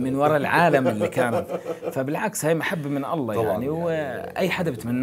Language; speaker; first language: Arabic; native; Arabic